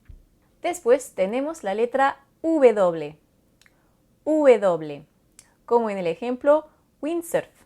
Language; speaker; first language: Spanish; non-native, fluent; French